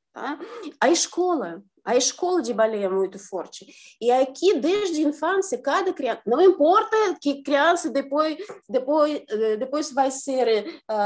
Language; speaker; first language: Portuguese; non-native, fluent; Russian